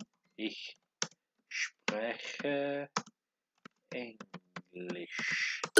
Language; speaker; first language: German; non-native, learner; English